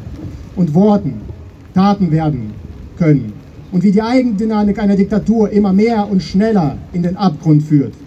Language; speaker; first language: German; native; German